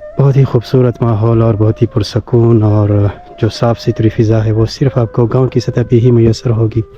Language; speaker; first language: Urdu; non-native, local second language; Pashto